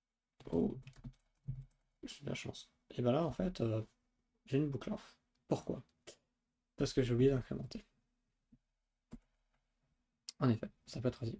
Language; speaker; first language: French; native; French